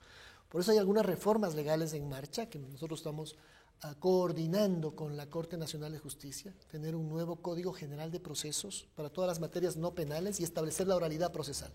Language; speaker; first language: Spanish; native; Spanish